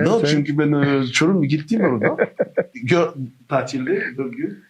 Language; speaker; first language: Turkish; non-native, learner; French